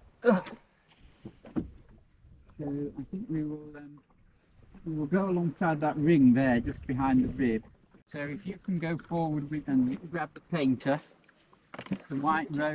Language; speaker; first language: English; native; English